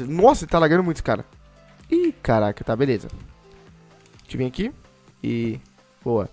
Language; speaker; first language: Portuguese; native; Portuguese